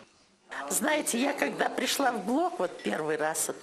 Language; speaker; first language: Russian; native; Russian